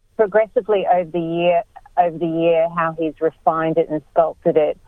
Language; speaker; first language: English; native; English